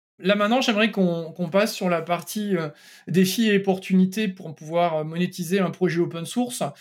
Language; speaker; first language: French; native; French